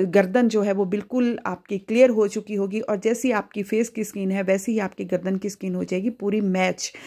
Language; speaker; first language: Hindi; native; Hindi